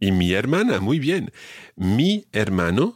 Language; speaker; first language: Spanish; non-native, fluent; English